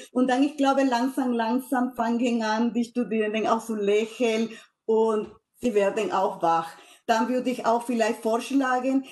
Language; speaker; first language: German; non-native, fluent; Spanish